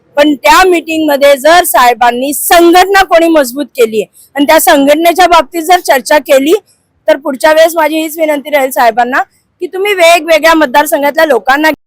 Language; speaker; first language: Marathi; non-native, local second language; Hindi